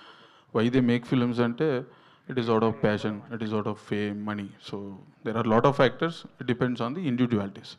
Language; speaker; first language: Telugu; native; Telugu